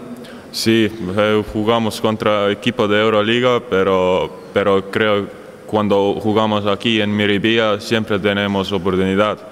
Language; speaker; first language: Spanish; non-native, learner; Estonian